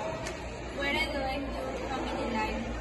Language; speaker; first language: English; non-native, learner; Spanish